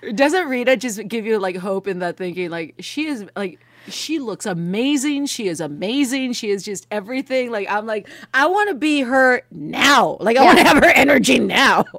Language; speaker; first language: English; early bilingual, other home language; Spanish